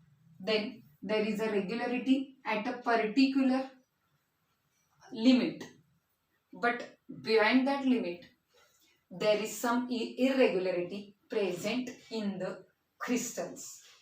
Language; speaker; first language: English; non-native, local second language; Marathi